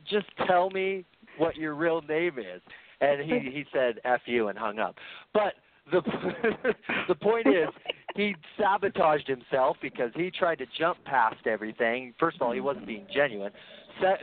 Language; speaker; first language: English; native; English